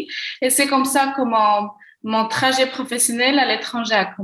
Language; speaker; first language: French; non-native, local second language; Arabic